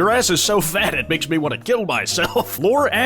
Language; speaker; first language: English; native; English